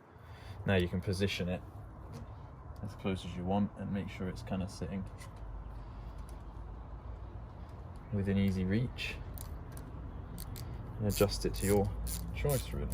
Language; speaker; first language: English; native; English